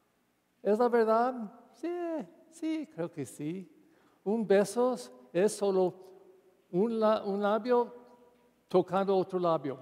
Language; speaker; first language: Spanish; non-native, fluent; English